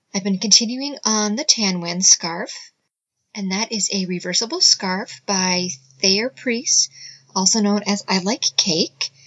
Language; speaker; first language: English; native; English